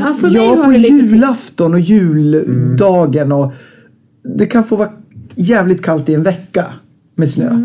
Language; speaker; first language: Swedish; native; Swedish